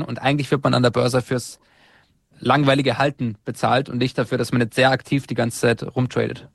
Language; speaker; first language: German; native; German